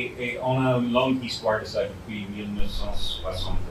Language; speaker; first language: French; non-native, fluent; English